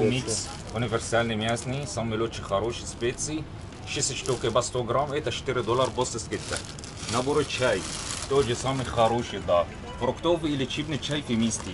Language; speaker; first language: Russian; non-native, learner; Arabic